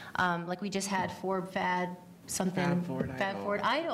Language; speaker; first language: English; native; English